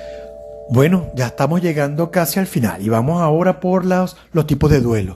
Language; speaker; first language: Spanish; native; Spanish